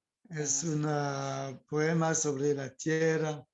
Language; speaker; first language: Spanish; non-native, learner; French